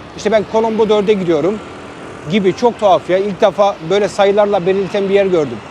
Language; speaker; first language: Turkish; native; Turkish